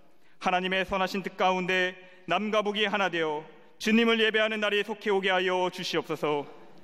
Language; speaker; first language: Korean; native; Korean